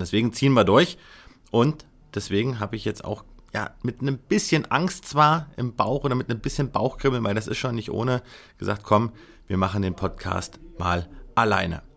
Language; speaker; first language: German; native; German